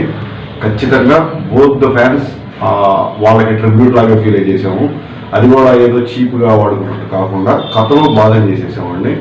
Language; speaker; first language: Telugu; native; Telugu